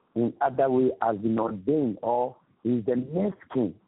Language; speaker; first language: English; non-native, local second language; Akan